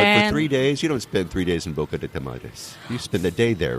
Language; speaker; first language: English; native; English